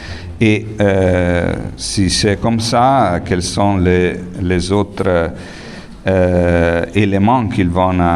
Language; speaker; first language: French; non-native, fluent; Italian